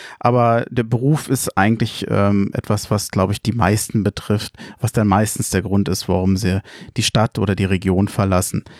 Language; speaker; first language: German; native; German